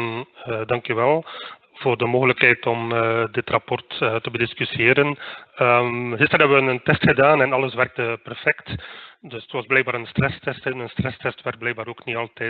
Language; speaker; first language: Dutch; native; Dutch